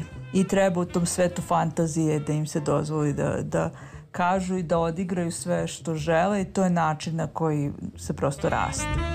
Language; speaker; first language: Serbian; native; Serbian